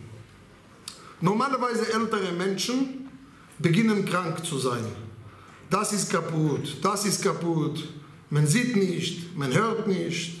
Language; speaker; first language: German; non-native, learner; Hebrew